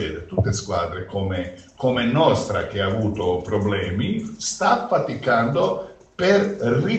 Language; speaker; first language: Italian; non-native, fluent; Croatian